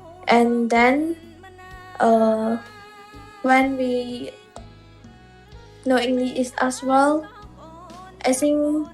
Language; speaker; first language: English; non-native, learner; Khmer